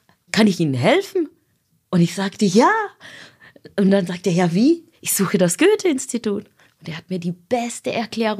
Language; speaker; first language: German; non-native, fluent; Swahili